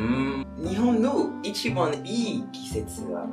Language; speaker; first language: Japanese; non-native, fluent; French